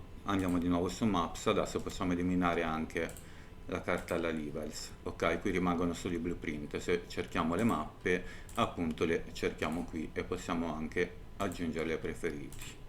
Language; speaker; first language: Italian; native; Italian